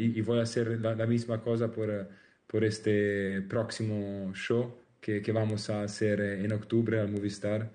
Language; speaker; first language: Spanish; non-native, learner; Italian